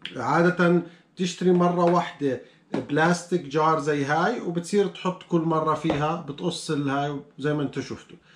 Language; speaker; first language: Arabic; native; Arabic